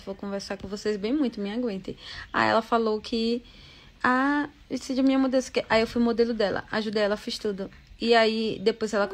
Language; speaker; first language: Portuguese; native; Portuguese